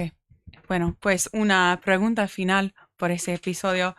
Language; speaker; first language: Spanish; non-native, learner; English